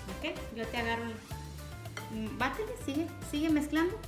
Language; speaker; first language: Spanish; native; Spanish